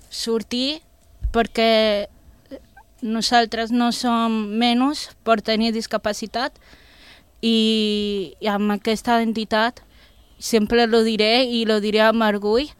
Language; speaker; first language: Catalan; non-native, local second language; Spanish